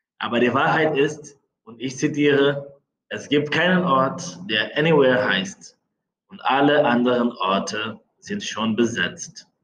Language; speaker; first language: German; non-native, fluent; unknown